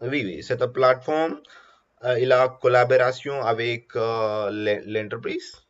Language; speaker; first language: French; non-native, learner; Telugu